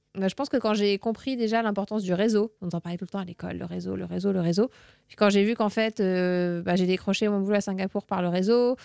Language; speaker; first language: French; native; French